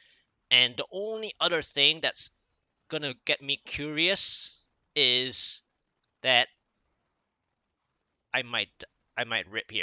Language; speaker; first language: English; native; English